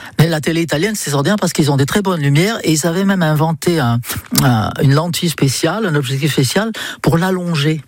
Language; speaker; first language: French; non-native, fluent; English